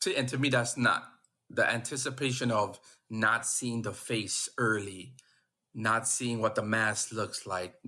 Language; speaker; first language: English; native; English